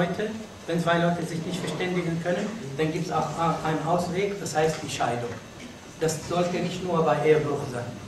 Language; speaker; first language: German; non-native, fluent; Arabic